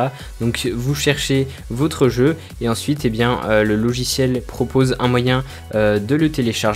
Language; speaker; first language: French; native; French